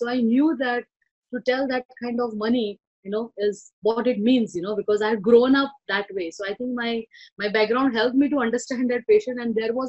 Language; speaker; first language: English; non-native, local second language; Marathi